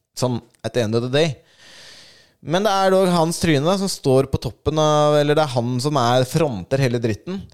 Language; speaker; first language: Norwegian; native; Norwegian